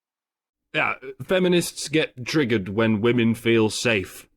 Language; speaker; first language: English; native; English